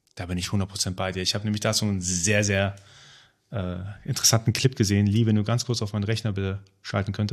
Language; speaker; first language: German; early bilingual, other home language; Persian